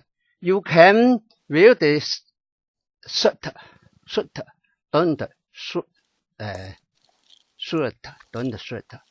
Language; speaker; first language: English; non-native, learner; Chinese